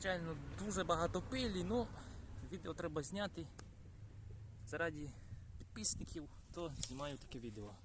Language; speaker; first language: Ukrainian; native; Ukrainian